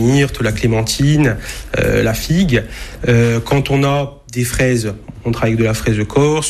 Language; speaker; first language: French; native; French